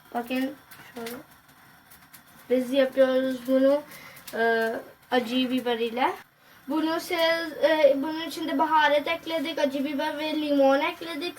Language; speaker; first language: Turkish; non-native, learner; Urdu